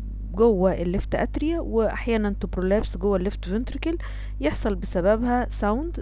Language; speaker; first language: Arabic; native; Arabic